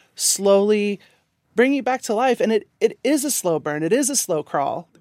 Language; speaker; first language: English; native; English